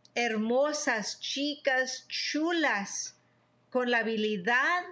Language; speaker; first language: Spanish; early bilingual, heritage; Spanish